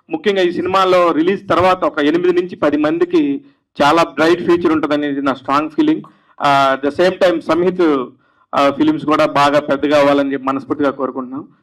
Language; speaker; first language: Telugu; native; Telugu